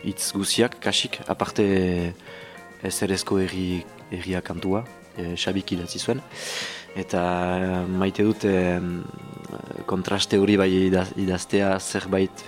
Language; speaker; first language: Basque; non-native, learner; French